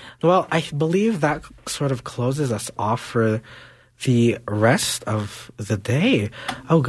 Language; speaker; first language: English; native; English